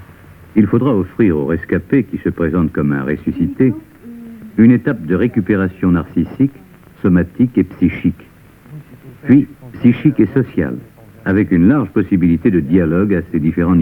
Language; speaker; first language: French; native; French